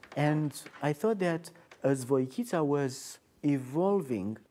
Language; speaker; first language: English; non-native, fluent; Romanian